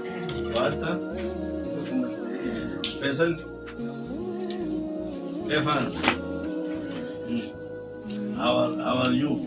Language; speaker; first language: Arabic; non-native, fluent; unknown